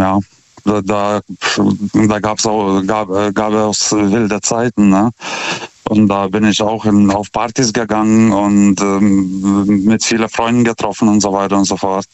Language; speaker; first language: German; non-native, fluent; Lithuanian